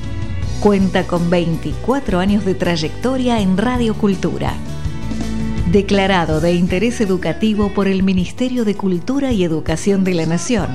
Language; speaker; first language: Spanish; native; Spanish